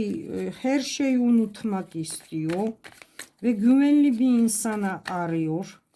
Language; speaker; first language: Turkish; non-native, fluent; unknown